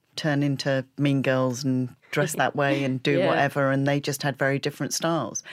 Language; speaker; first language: English; native; English